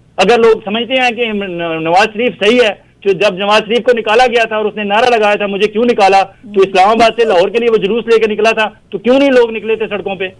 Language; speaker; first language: Urdu; non-native, local second language; Punjabi